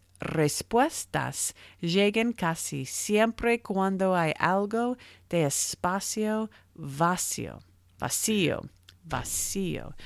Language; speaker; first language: Spanish; non-native, learner; English